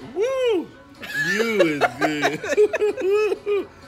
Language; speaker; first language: English; native; English